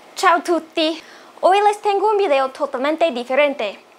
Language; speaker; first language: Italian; non-native, learner; English